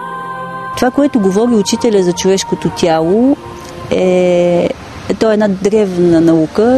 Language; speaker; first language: Bulgarian; native; Bulgarian